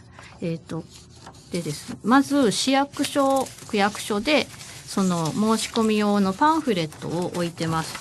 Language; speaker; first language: Japanese; native; Japanese